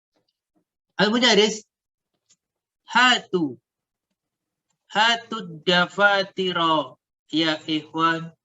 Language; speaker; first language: Arabic; non-native, fluent; Indonesian